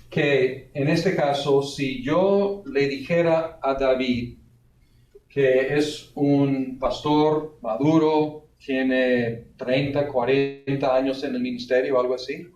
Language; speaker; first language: Spanish; non-native, fluent; English